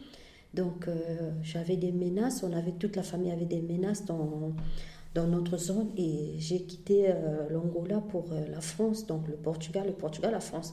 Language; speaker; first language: French; non-native, fluent; Portuguese